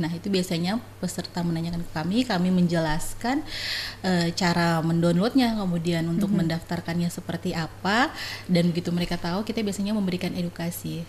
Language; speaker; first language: Indonesian; native; Indonesian